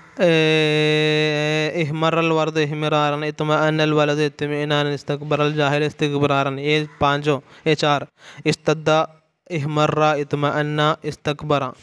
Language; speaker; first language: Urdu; non-native, fluent; Malayalam